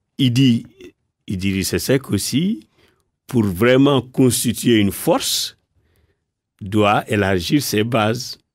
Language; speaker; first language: French; non-native, local second language; Wolof